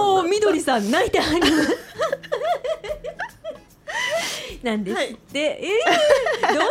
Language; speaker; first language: Japanese; native; Japanese